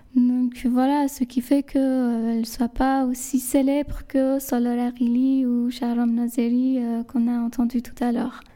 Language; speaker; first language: French; non-native, fluent; Persian